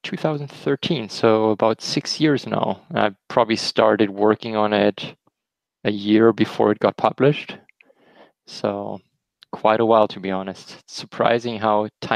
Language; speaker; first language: English; non-native, fluent; German